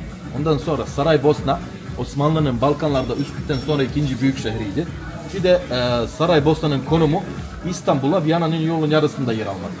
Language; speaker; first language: Turkish; native; Turkish